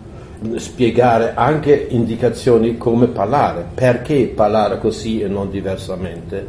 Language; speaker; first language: Italian; non-native, fluent; German